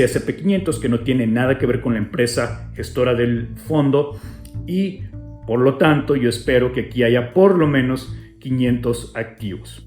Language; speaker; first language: Spanish; native; Spanish